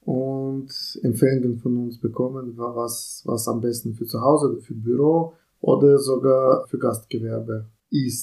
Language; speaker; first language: German; non-native, fluent; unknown